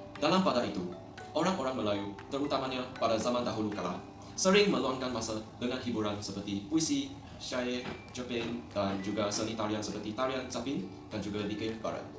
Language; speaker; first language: Malay; non-native, local second language; Chinese